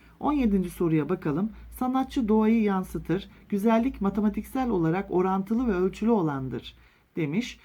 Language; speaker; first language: Turkish; native; Turkish